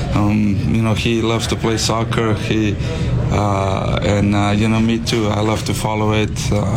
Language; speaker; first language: English; non-native, fluent; Slovenian